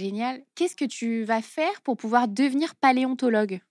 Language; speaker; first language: French; native; French